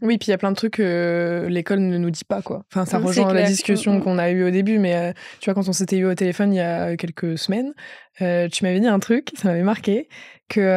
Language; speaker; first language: French; native; French